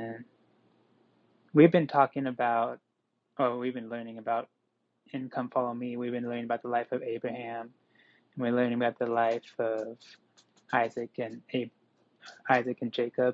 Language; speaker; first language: English; native; English